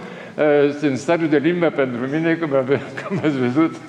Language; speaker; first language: Romanian; non-native, learner; French